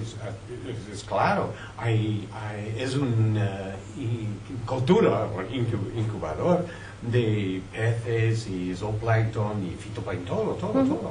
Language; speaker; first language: Spanish; non-native, fluent; French